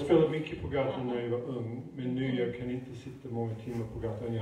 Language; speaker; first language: Swedish; non-native, fluent; English